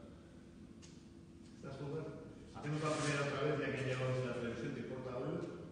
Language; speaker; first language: Spanish; native; Spanish